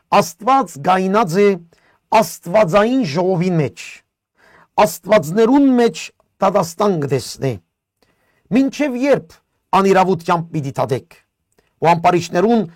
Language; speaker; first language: Armenian; early bilingual, heritage; Armenian